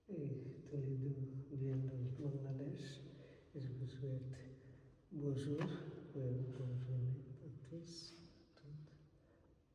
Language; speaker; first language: French; non-native, fluent; Bangla